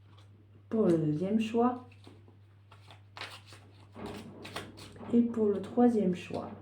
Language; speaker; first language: French; native; French